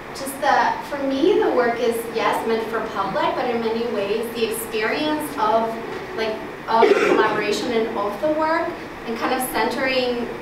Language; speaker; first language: English; early bilingual, other home language; Spanish